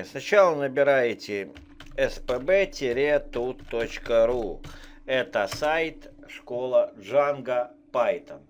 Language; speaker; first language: Russian; native; Russian